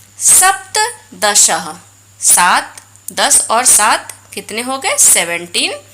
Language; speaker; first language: Hindi; native; Hindi